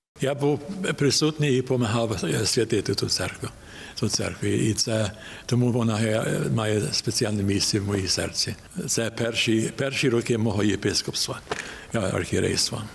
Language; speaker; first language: Ukrainian; early bilingual, heritage; Ukrainian